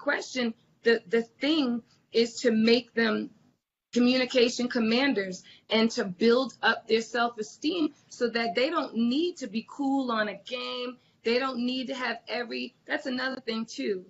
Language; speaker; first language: English; native; English